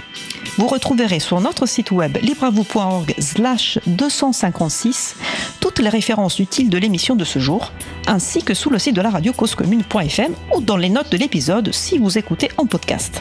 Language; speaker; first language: French; native; French